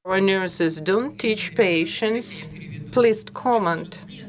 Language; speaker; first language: English; non-native, fluent; Russian